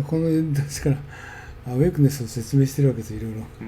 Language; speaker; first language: Japanese; native; Japanese